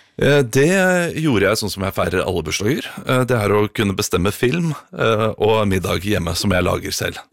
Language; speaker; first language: Norwegian; native; Norwegian